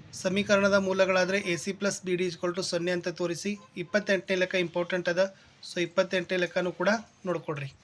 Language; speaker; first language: Kannada; native; Kannada